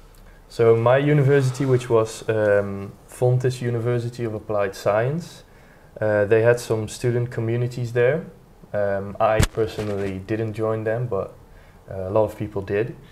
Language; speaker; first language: English; non-native, fluent; Dutch